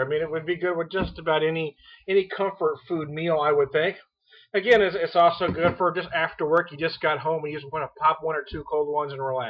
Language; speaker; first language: English; native; English